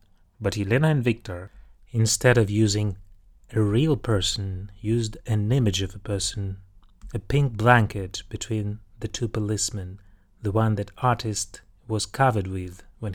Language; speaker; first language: English; non-native, fluent; Russian